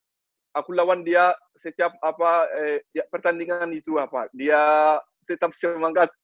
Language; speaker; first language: Indonesian; non-native, learner; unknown